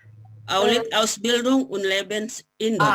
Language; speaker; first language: German; non-native, learner; Indonesian